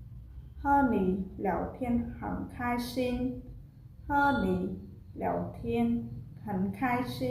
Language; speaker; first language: Chinese; non-native, fluent; Khmer